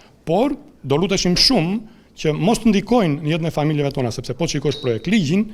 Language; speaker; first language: Albanian; native; Albanian